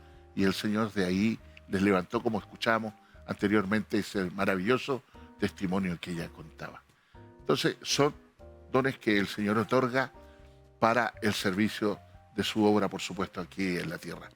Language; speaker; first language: Spanish; native; Spanish